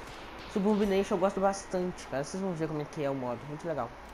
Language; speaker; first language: Portuguese; native; Portuguese